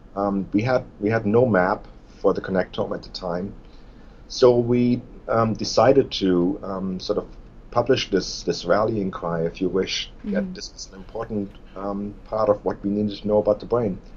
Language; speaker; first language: English; non-native, fluent; German